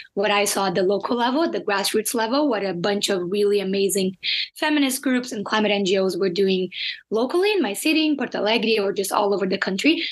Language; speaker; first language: English; non-native, fluent; Portuguese